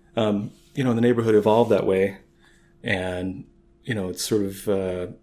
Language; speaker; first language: English; native; English